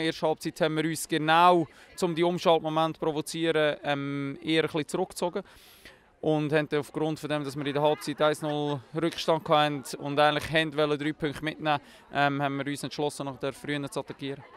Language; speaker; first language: German; native; German